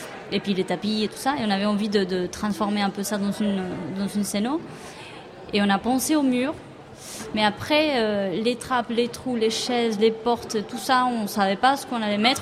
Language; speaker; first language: French; non-native, fluent; Spanish